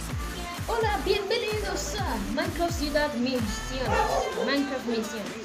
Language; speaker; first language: Spanish; early bilingual, heritage; Spanish